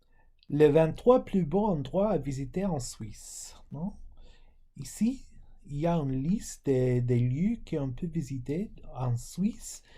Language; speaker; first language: French; non-native, fluent; English